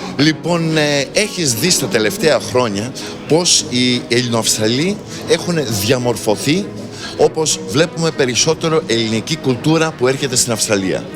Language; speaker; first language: Greek; early bilingual, heritage; Greek